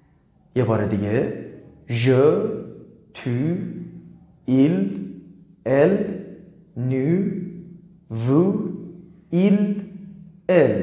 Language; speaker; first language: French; non-native, fluent; Persian